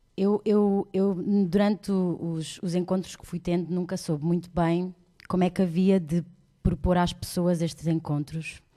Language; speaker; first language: Portuguese; native; Portuguese